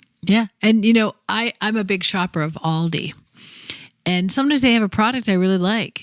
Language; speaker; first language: English; native; English